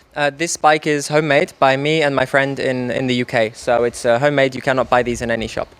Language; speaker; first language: English; non-native, fluent; Italian